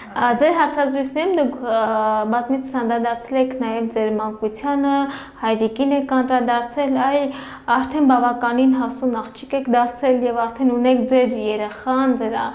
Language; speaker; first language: Armenian; native; Armenian